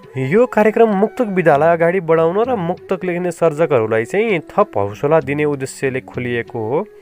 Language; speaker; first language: Nepali; native; Nepali